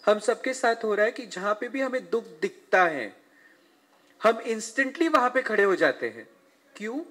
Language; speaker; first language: Hindi; non-native, local second language; Marathi